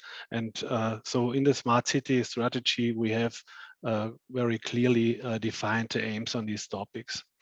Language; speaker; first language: English; non-native, fluent; German